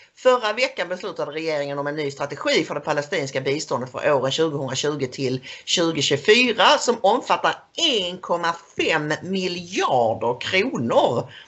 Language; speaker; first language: Swedish; native; Swedish